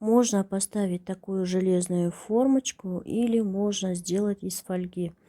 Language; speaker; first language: Russian; non-native, local second language; Kazakh